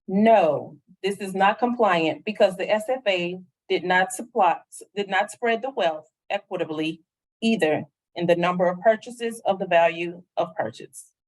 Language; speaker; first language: English; native; English